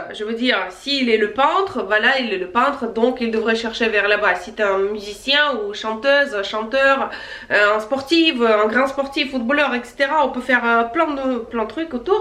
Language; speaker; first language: French; non-native, fluent; Russian